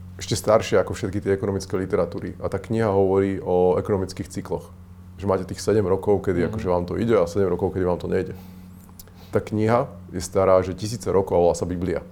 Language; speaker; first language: Slovak; native; Slovak